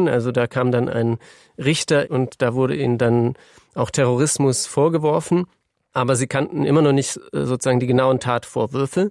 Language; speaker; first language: German; native; German